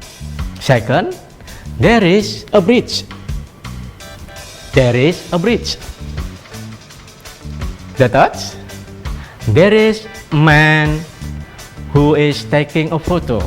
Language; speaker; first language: English; non-native, fluent; Indonesian